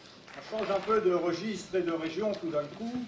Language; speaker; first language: French; native; French